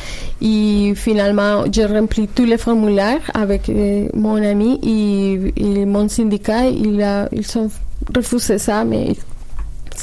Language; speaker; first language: French; non-native, learner; Spanish